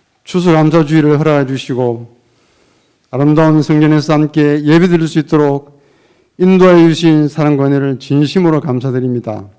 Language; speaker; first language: Korean; native; Korean